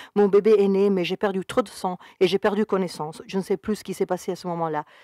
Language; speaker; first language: French; non-native, fluent; Spanish